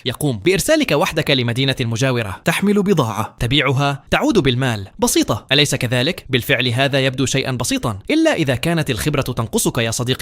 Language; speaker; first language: Arabic; native; Arabic